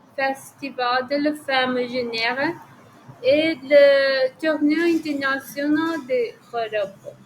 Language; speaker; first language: French; non-native, learner; Spanish